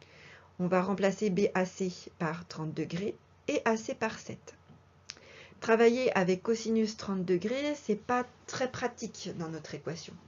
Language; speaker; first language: French; native; French